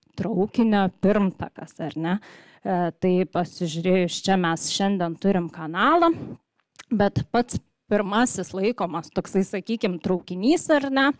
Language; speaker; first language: Lithuanian; native; Lithuanian